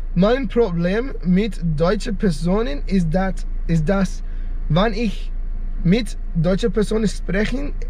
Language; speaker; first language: German; non-native, learner; English